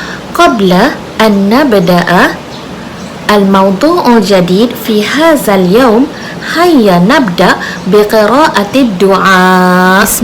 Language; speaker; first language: Arabic; non-native, fluent; Malay